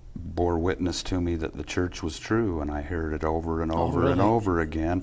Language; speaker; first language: English; native; English